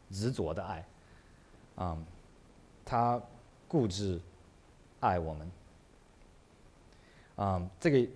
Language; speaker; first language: Chinese; early bilingual, heritage; English